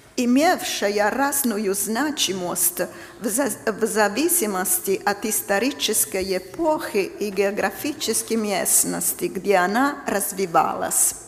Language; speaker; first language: Russian; non-native, fluent; Italian